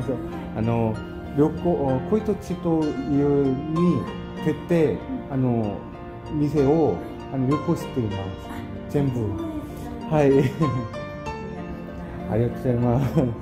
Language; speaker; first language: Japanese; non-native, learner; Korean